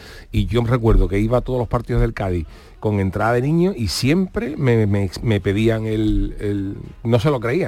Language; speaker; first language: Spanish; native; Spanish